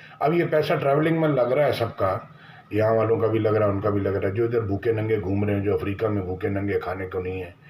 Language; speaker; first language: Urdu; native; Urdu